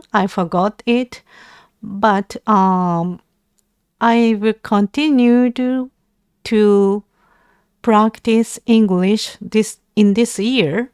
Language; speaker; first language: English; non-native, learner; Japanese